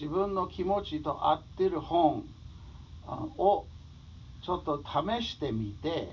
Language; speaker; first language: Japanese; non-native, fluent; English